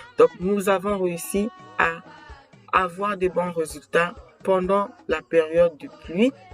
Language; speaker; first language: French; non-native, local second language; Kongo